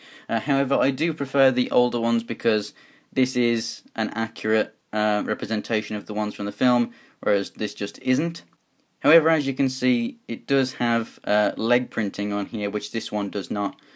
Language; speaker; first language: English; native; English